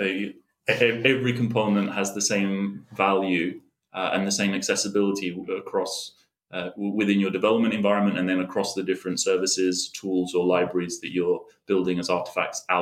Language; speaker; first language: English; native; English